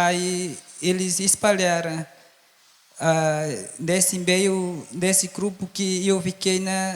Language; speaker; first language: Portuguese; non-native, local second language; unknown